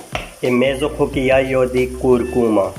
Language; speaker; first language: Italian; non-native, learner; Urdu